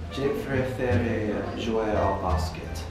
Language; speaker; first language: French; non-native, learner; English